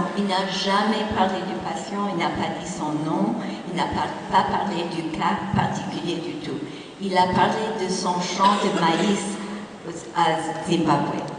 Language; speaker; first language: French; non-native, fluent; English